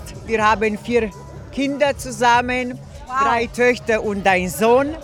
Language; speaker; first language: German; non-native, fluent; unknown